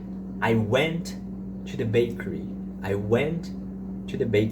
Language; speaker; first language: English; non-native, fluent; Portuguese